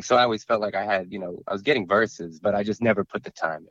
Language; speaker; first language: English; native; English